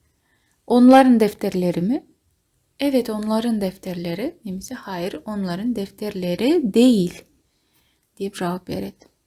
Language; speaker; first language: Turkish; non-native, fluent; Kazakh